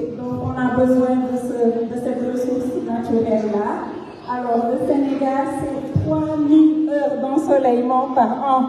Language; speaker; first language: French; non-native, local second language; Fula